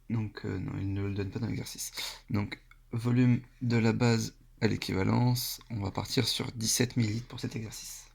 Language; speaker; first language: French; native; French